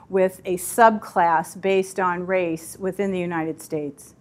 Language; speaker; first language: English; native; English